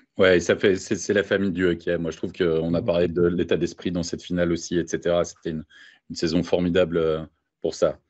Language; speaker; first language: French; native; French